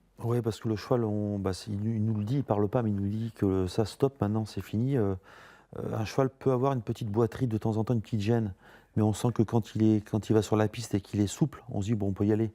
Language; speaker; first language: French; native; French